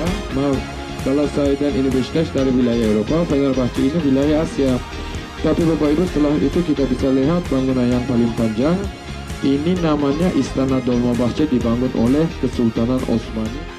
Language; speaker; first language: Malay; non-native, fluent; Turkish